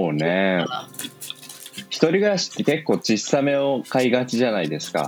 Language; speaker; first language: Japanese; native; Japanese